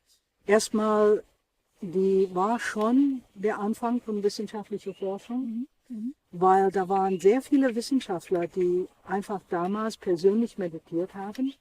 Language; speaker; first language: German; non-native, fluent; English